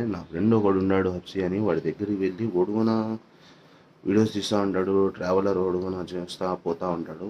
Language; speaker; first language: Telugu; non-native, local second language; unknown